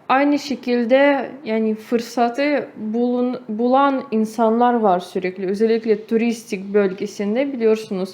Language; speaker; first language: Turkish; non-native, fluent; Russian